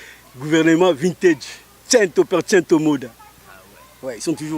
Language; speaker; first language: French; non-native, local second language; Lingala